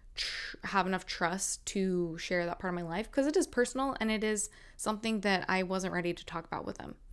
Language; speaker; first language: English; native; English